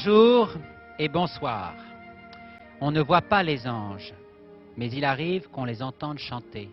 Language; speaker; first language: French; native; French